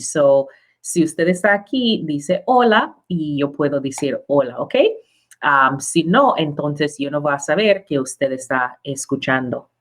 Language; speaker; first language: Spanish; non-native, learner; English